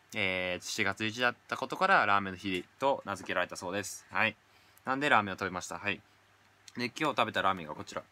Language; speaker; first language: Japanese; native; Japanese